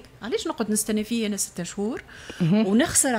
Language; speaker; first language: Arabic; native; Arabic